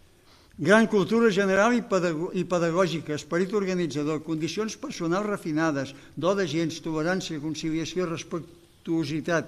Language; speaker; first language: Catalan; native; Catalan